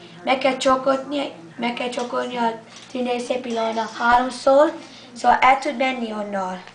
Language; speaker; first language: Hungarian; early bilingual, heritage; English